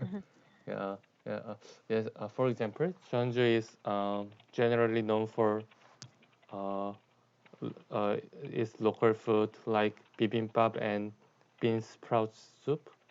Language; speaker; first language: English; non-native, learner; Korean